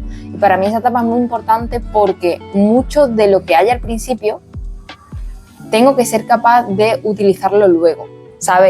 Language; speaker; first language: Spanish; native; Spanish